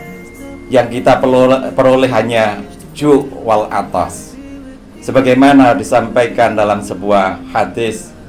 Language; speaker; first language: Indonesian; native; Indonesian